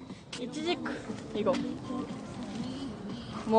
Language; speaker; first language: Korean; non-native, learner; Japanese